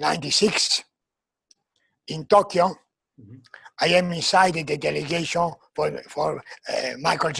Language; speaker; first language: English; non-native, learner; Italian